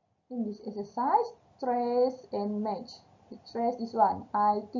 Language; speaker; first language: English; non-native, local second language; Malay